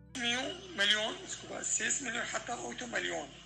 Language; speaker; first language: Portuguese; non-native, fluent; Arabic